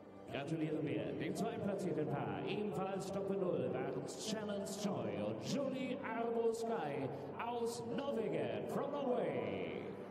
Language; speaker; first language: German; native; German